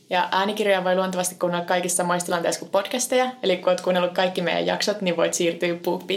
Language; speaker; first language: Finnish; native; Finnish